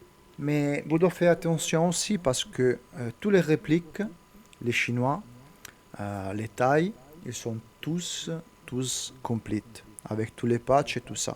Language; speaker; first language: French; non-native, learner; Italian